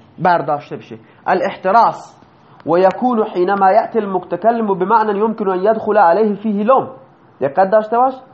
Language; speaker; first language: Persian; non-native, local second language; Baluchi